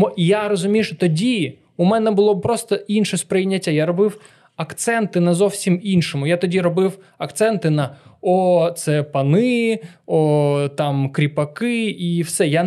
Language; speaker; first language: Ukrainian; non-native, local second language; Russian